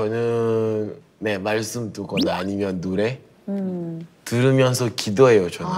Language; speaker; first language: Korean; early bilingual, heritage; Korean